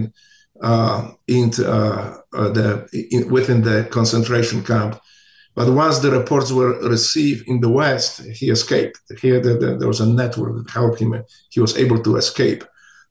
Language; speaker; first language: English; non-native, fluent; Polish